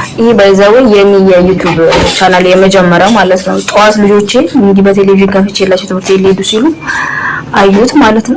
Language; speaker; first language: Amharic; native; Amharic